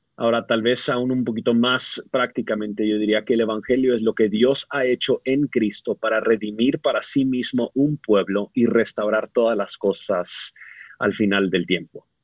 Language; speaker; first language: Spanish; early bilingual, other home language; English